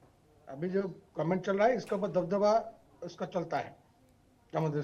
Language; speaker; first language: Hindi; non-native, local second language; Bangla